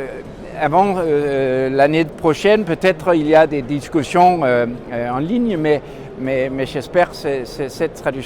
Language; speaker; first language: French; non-native, fluent; Danish